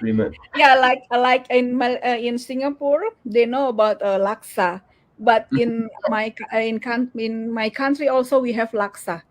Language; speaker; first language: English; non-native, learner; Indonesian